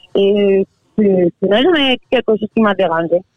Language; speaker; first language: French; non-native, fluent; Spanish